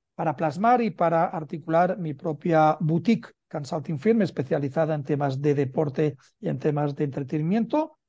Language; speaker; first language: Spanish; native; Spanish